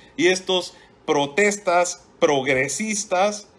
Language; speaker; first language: Spanish; native; Spanish